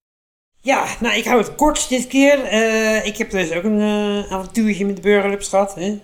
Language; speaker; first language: Dutch; native; Dutch